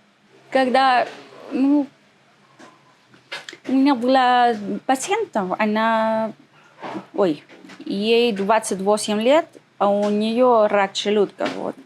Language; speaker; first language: Russian; non-native, learner; Spanish